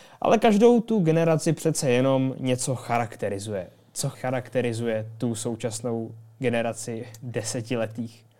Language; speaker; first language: Czech; native; Czech